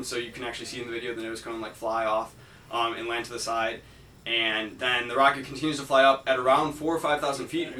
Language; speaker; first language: English; native; English